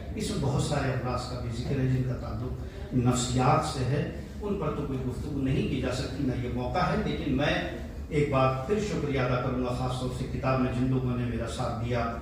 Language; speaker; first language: Urdu; native; Urdu